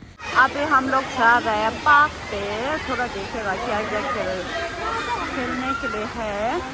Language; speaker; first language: Hindi; non-native, fluent; Tibetan